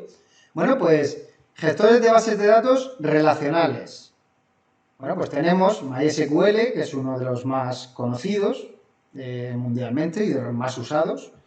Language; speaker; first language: Spanish; native; Spanish